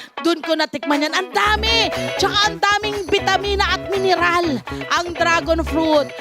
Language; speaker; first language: Filipino; native; Filipino